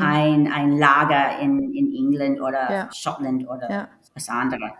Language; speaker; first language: German; non-native, learner; English